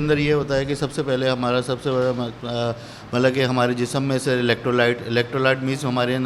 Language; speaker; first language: Urdu; native; Urdu